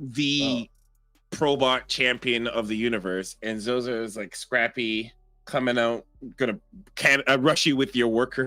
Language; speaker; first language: English; native; English